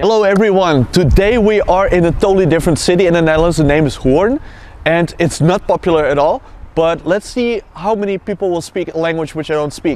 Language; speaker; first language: English; non-native, fluent; Dutch